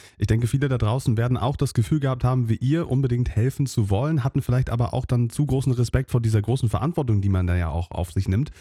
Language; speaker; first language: German; native; German